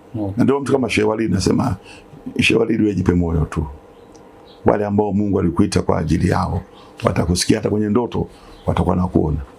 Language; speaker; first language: Swahili; native; Swahili